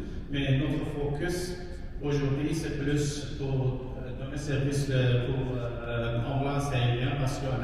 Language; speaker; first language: French; non-native, fluent; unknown